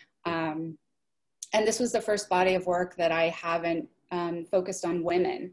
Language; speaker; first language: English; native; English